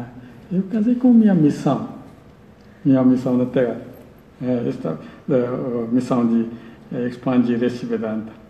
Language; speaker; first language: Portuguese; non-native, learner; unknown